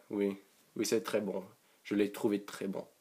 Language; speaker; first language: French; non-native, learner; English